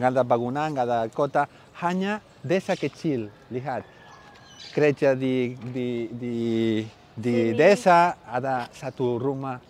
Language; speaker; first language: Indonesian; non-native, learner; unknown